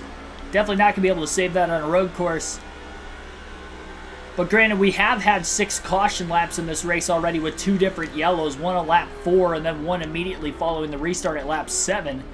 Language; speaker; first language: English; native; English